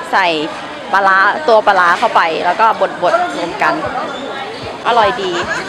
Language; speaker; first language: Thai; native; Thai